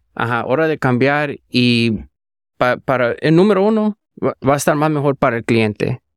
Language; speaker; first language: Spanish; early bilingual, heritage; Spanish